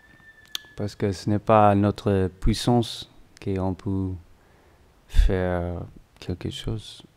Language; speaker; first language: French; non-native, learner; English